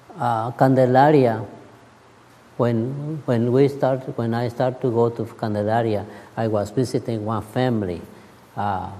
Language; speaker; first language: English; non-native, learner; Spanish